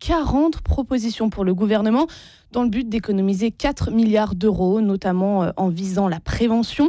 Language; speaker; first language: French; native; French